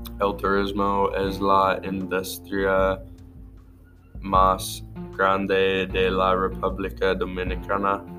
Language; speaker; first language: Spanish; non-native, learner; English